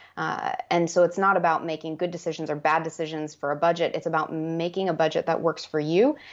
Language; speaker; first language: English; native; English